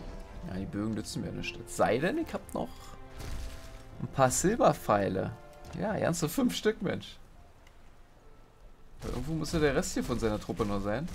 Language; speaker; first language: German; native; German